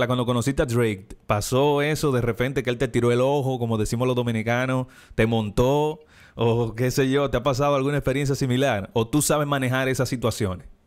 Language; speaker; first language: Spanish; native; Spanish